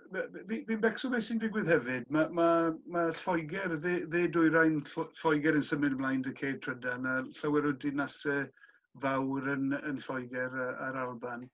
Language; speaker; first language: Welsh; non-native, local second language; English